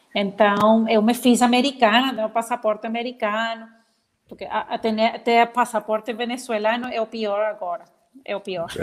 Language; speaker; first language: Portuguese; non-native, learner; Spanish